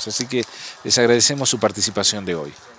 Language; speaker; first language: Spanish; non-native, fluent; English